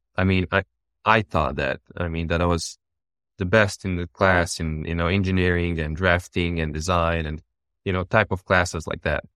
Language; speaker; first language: English; non-native, fluent; Bosnian